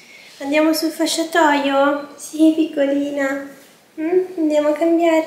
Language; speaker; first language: Italian; native; Italian